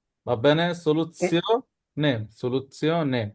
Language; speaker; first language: Italian; non-native, learner; Bangla